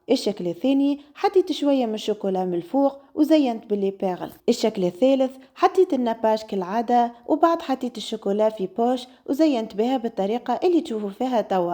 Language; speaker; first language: Arabic; native; Arabic